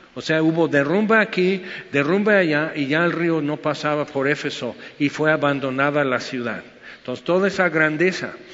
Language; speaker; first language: Spanish; non-native, fluent; English